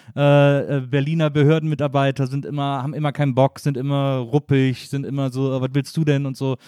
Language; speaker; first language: German; native; German